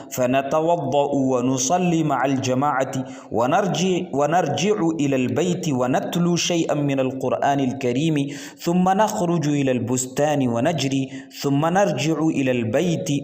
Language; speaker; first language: Arabic; non-native, fluent; Urdu